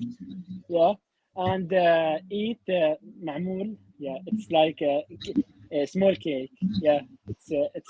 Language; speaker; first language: English; non-native, learner; Arabic